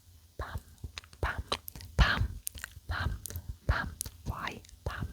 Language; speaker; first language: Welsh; non-native, local second language; English